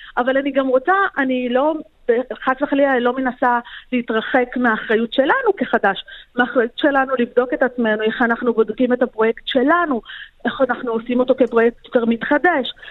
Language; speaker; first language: Hebrew; non-native, local second language; Arabic